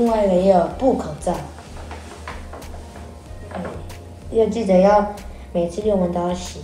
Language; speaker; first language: Chinese; early bilingual, heritage; Chinese